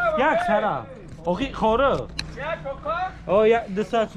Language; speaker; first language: Korean; non-native, learner; Tajik